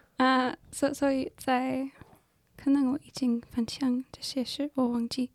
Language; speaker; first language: Chinese; early bilingual, heritage; Chinese